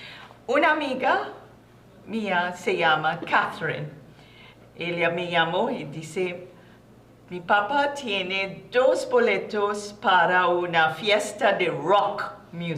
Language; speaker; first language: Spanish; non-native, learner; English